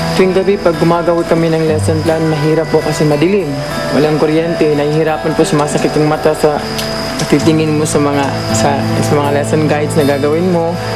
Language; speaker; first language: Filipino; non-native, local second language; Cebuano